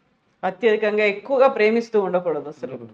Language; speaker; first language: Telugu; native; Telugu